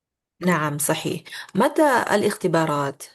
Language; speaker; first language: Arabic; non-native, fluent; Indonesian